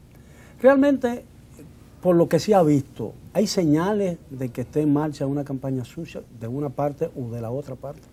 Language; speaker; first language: Spanish; native; Spanish